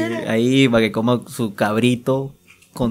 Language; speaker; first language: Spanish; native; Spanish